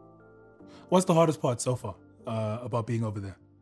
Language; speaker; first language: English; native; English